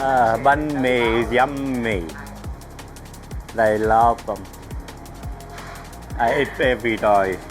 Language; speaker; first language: English; non-native, learner; Vietnamese